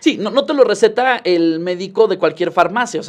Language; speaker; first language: Spanish; native; Spanish